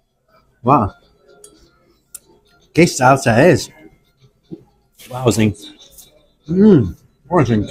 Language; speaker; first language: Spanish; non-native, learner; English